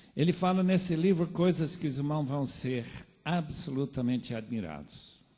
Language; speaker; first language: Portuguese; non-native, fluent; English